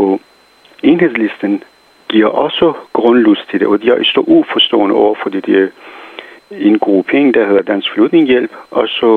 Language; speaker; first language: Danish; non-native, fluent; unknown